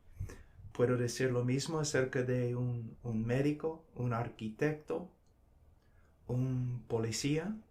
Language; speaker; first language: Spanish; non-native, fluent; English